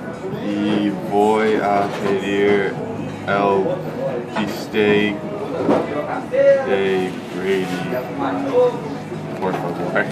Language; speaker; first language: Spanish; non-native, learner; English